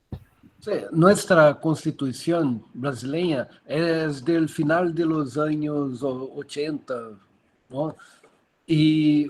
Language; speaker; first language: Spanish; non-native, learner; Portuguese